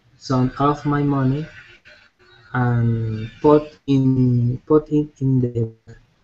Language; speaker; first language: English; non-native, learner; Spanish